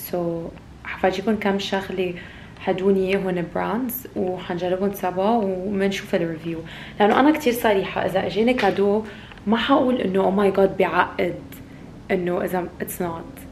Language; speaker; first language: Arabic; early bilingual, heritage; Arabic